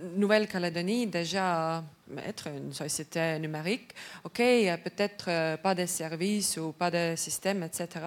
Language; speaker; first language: French; non-native, learner; Estonian